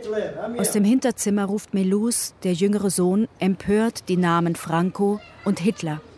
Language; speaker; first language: German; native; German